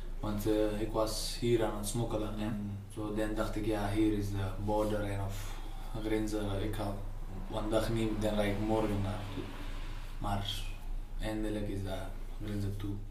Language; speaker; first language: Dutch; non-native, learner; Pashto